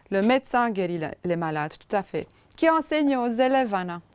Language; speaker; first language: French; non-native, fluent; Romanian